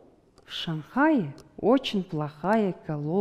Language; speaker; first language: Russian; non-native, fluent; Mongolian